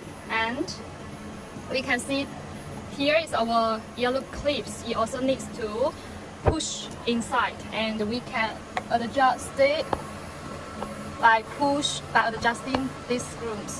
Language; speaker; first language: English; non-native, learner; Chinese